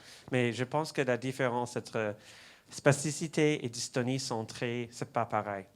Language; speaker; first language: French; non-native, fluent; English